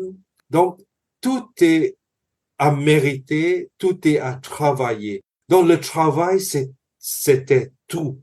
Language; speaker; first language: French; non-native, fluent; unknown